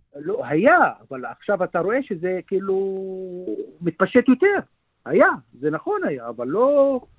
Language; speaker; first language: Hebrew; non-native, local second language; Arabic